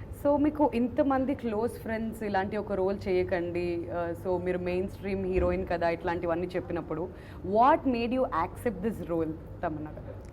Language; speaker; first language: Telugu; native; Telugu